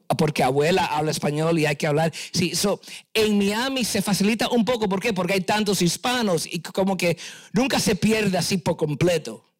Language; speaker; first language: Spanish; early bilingual, heritage; Spanish